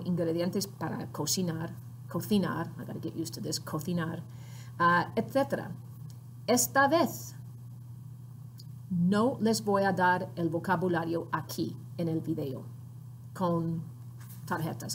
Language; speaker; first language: Spanish; non-native, fluent; English